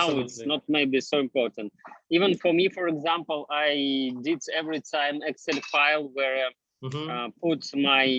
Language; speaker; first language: English; non-native, learner; Russian